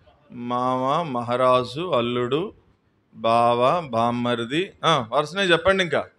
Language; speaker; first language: Telugu; native; Telugu